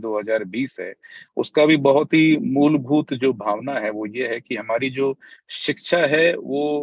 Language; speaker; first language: Hindi; native; Hindi